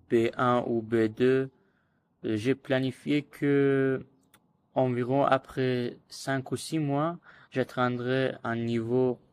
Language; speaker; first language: French; non-native, learner; Azerbaijani